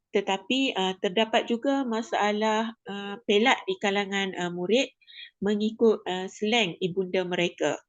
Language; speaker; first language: Malay; native; Malay